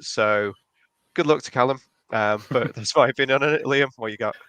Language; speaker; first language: English; native; English